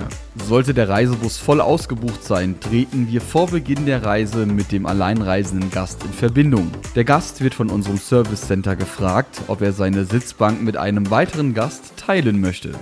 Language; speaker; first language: German; native; German